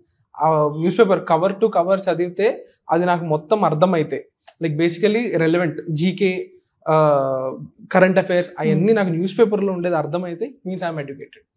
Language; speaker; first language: Telugu; native; Telugu